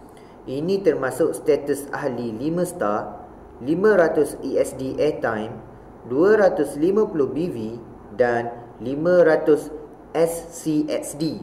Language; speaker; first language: Malay; native; Malay